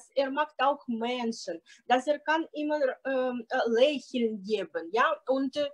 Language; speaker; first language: German; non-native, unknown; Russian